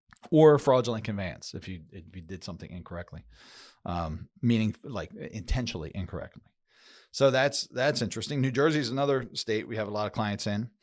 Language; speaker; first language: English; native; English